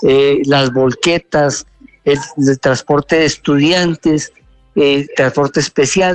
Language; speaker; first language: Spanish; native; Spanish